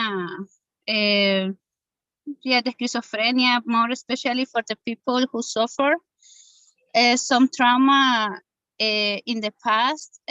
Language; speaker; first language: English; non-native, learner; Spanish